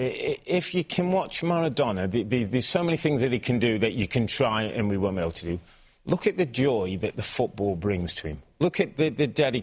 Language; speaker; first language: English; native; English